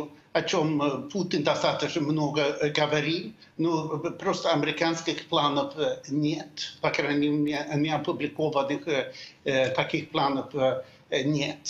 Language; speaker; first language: Russian; non-native, fluent; Swedish